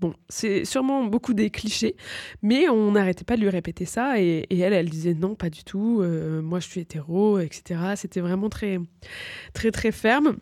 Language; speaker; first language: French; native; French